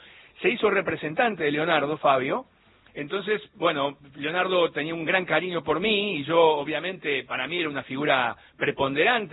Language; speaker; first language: Spanish; native; Spanish